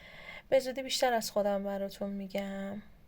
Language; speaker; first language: Persian; native; Persian